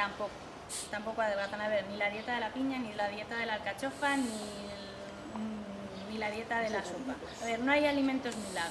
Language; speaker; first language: Spanish; native; Spanish